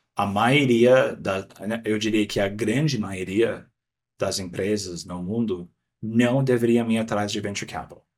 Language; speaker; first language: Portuguese; non-native, fluent; English